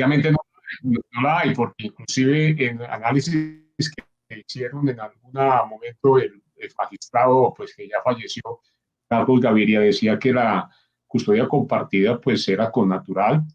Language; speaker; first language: Spanish; native; Spanish